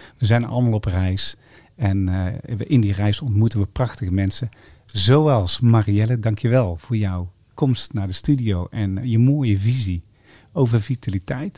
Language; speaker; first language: Dutch; native; Dutch